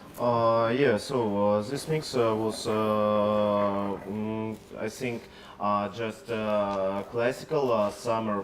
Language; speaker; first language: English; non-native, learner; Russian